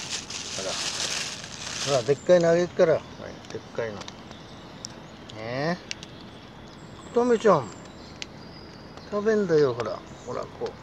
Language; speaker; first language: Japanese; native; Japanese